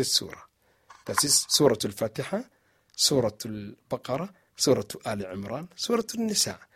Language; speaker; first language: German; non-native, learner; Arabic